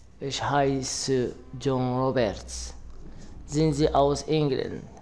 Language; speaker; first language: German; non-native, learner; Arabic